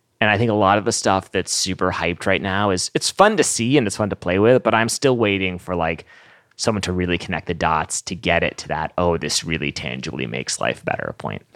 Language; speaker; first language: English; native; English